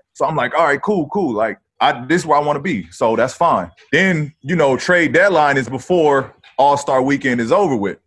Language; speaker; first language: English; native; English